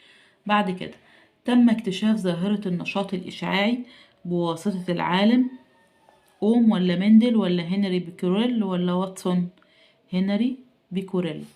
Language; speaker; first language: Arabic; native; Arabic